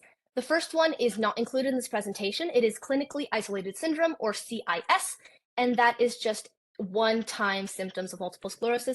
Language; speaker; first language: English; native; English